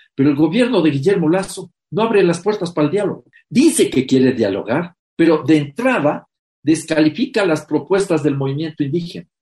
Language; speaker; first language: Spanish; native; Spanish